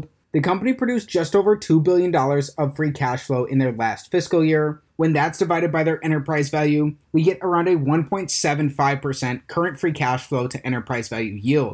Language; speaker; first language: English; native; English